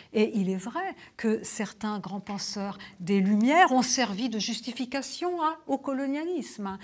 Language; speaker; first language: French; native; French